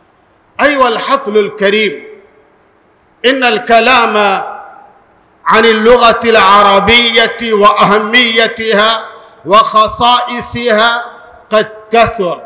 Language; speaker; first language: Arabic; non-native, fluent; Urdu